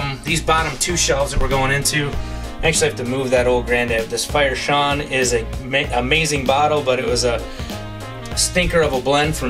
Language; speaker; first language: English; native; English